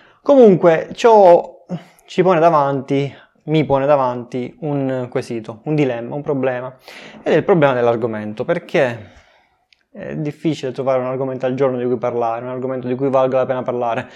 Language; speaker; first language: Italian; native; Italian